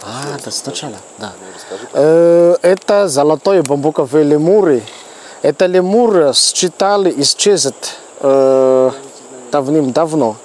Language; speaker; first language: Russian; non-native, learner; Malagasy